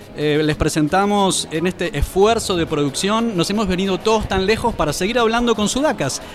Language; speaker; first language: Spanish; native; Spanish